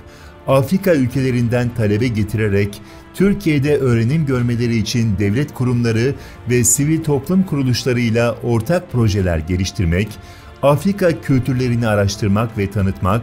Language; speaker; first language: Turkish; native; Turkish